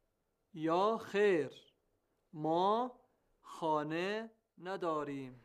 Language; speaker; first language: Persian; non-native, learner; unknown